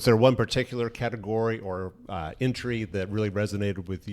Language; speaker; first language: English; native; English